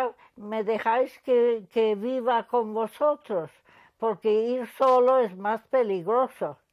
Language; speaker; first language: Spanish; non-native, fluent; English